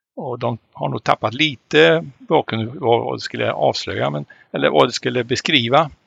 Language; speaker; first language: Swedish; native; Swedish